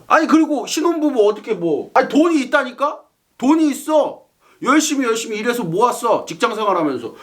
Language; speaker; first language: Korean; native; Korean